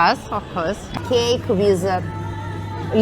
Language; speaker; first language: English; non-native, learner; Russian